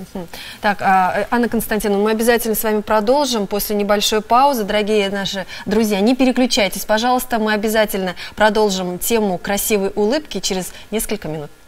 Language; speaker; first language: Russian; native; Russian